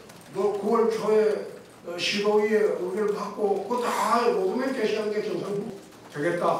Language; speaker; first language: Korean; native; Korean